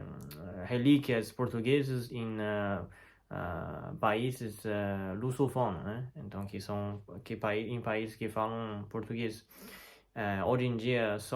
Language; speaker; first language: Portuguese; non-native, fluent; Chinese